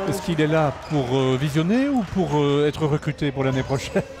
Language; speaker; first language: French; native; French